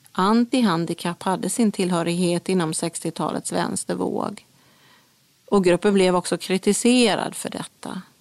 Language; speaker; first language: Swedish; native; Swedish